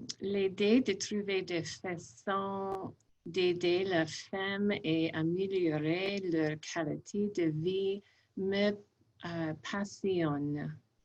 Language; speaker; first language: French; non-native, fluent; English